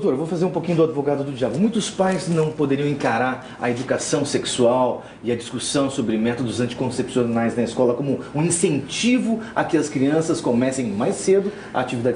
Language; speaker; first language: Portuguese; native; Portuguese